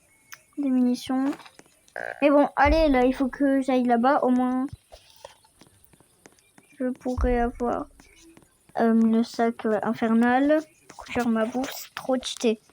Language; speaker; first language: French; native; French